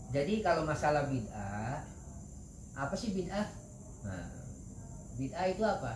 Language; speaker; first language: Indonesian; native; Indonesian